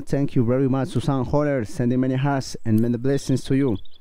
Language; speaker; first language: English; non-native, learner; Spanish